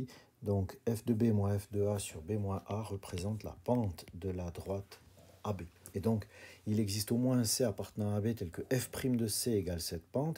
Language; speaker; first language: French; native; French